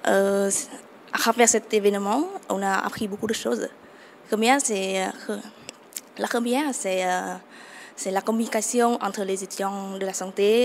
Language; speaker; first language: French; non-native, fluent; Vietnamese